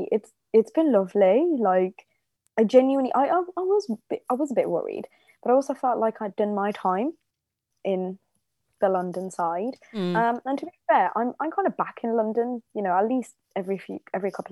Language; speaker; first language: English; native; English